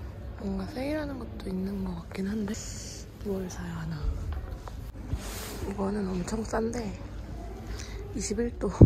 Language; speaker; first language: Korean; native; Korean